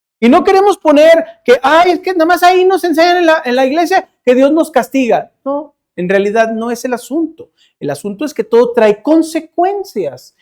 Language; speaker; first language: Spanish; early bilingual, heritage; Spanish